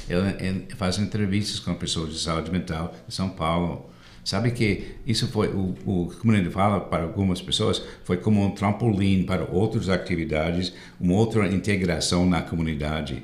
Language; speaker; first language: Portuguese; non-native, fluent; English